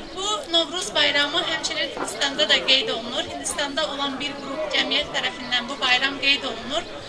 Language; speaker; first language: Azerbaijani; non-native, fluent; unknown